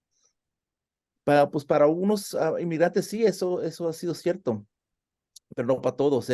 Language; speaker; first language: Spanish; early bilingual, heritage; Spanish